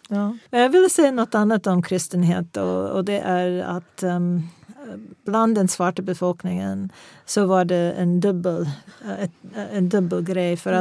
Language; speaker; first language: Swedish; non-native, fluent; English